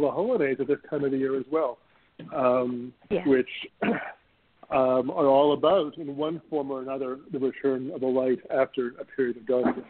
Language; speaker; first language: English; native; English